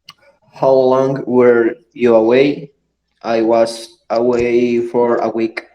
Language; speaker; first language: English; non-native, learner; Spanish